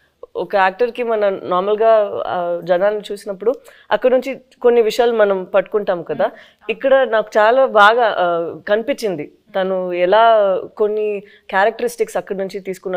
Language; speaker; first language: Telugu; non-native, fluent; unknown